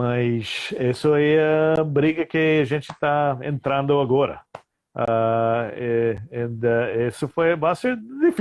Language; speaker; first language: Portuguese; non-native, fluent; English